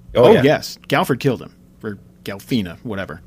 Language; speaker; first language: English; native; English